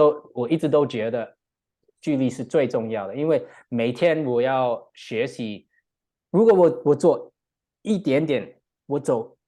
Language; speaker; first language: Chinese; non-native, learner; English